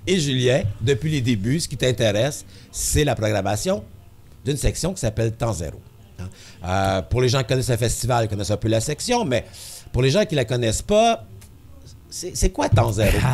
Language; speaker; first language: French; native; French